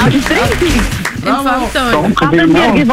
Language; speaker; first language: German; non-native, learner; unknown